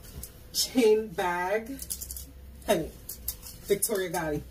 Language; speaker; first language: English; native; English